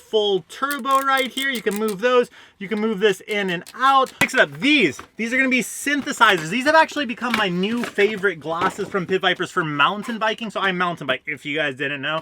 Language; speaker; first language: English; native; English